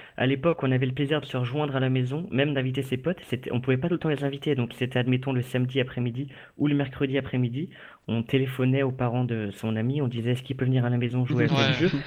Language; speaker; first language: French; native; French